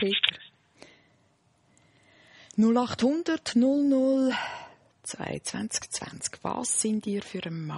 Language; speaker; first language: German; native; German